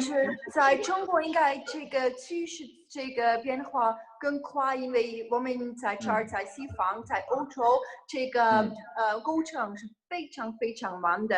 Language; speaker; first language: Chinese; non-native, fluent; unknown